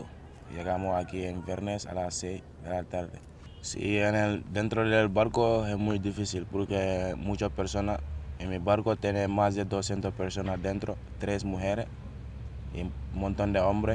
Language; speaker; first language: Spanish; non-native, learner; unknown